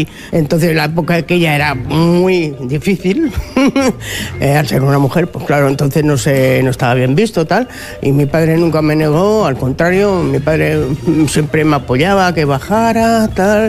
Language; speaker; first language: Spanish; native; Spanish